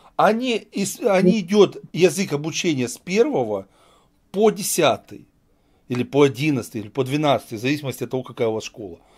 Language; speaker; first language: Russian; native; Russian